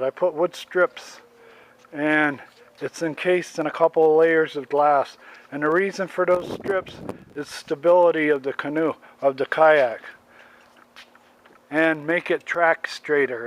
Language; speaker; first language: English; native; English